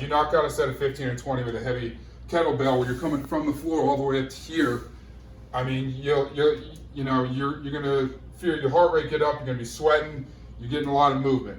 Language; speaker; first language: English; native; English